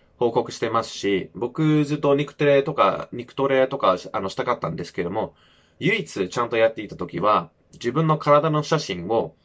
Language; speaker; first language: Japanese; non-native, fluent; English